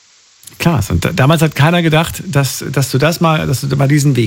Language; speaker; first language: German; native; German